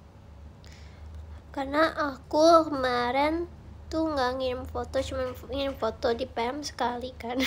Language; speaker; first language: Indonesian; native; Indonesian